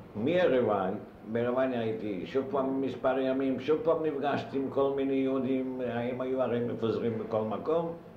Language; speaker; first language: Hebrew; non-native, fluent; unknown